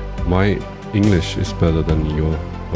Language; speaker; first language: English; non-native, fluent; Norwegian